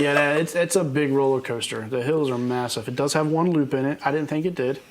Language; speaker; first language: English; native; English